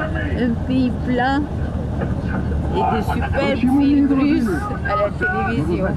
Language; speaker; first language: Russian; non-native, learner; Bulgarian